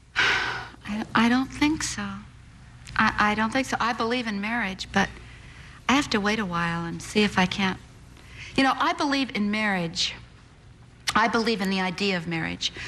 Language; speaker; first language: English; native; English